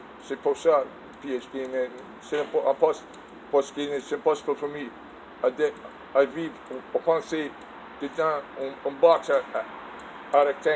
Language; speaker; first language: French; non-native, learner; English